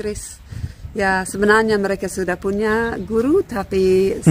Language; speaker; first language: Indonesian; non-native, fluent; English